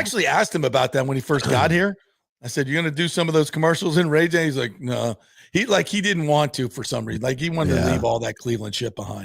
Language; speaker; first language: English; native; English